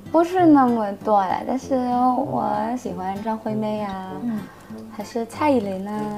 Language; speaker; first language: Chinese; non-native, fluent; Malay